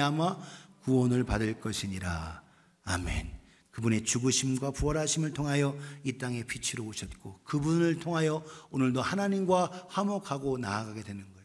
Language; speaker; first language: Korean; native; Korean